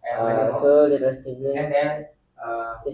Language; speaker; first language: English; non-native, learner; Indonesian